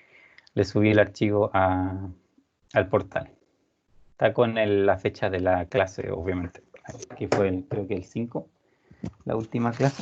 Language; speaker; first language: Spanish; native; Spanish